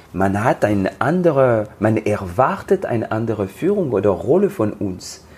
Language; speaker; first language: German; non-native, learner; French